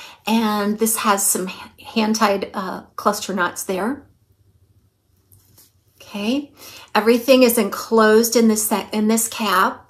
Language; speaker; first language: English; native; English